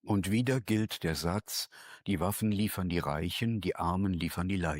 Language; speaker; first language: German; native; German